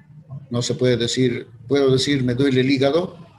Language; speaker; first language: Spanish; native; Spanish